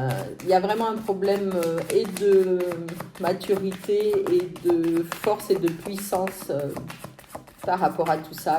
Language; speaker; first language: French; native; French